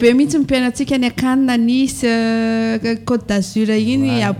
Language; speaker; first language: French; non-native, local second language; Malagasy